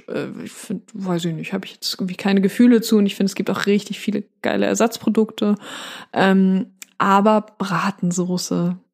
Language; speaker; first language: German; native; German